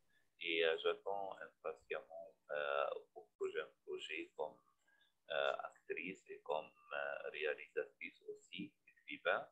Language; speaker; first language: French; non-native, fluent; Arabic